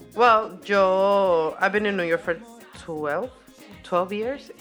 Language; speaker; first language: English; non-native, fluent; Spanish